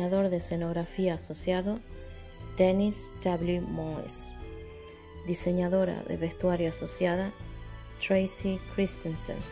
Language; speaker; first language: Spanish; native; Spanish